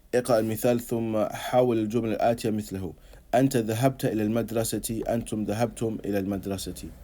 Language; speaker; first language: Arabic; non-native, fluent; English